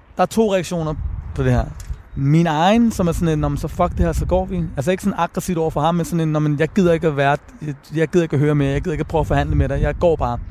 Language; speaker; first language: Danish; early bilingual, other home language; Persian